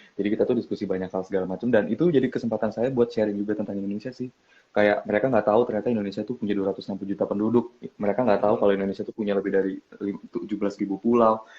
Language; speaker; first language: Indonesian; native; Indonesian